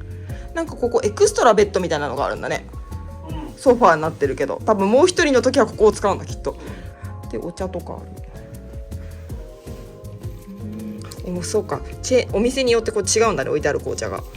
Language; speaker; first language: Japanese; native; Japanese